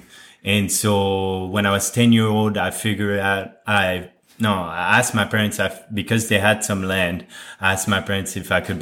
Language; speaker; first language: English; non-native, fluent; French